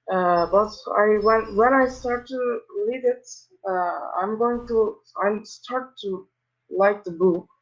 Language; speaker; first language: English; non-native, learner; Turkish